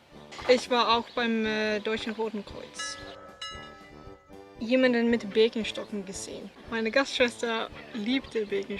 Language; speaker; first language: German; non-native, fluent; Swedish